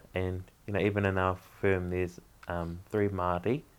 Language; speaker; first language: English; native; English